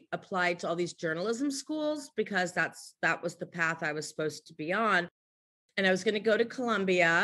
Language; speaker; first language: English; native; English